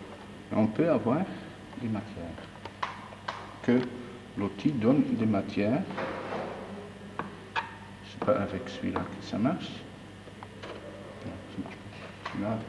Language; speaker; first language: French; non-native, fluent; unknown